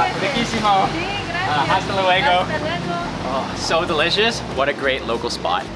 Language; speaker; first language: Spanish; non-native, learner; English